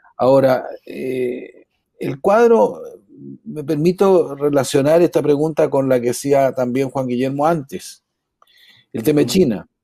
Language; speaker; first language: Spanish; native; Spanish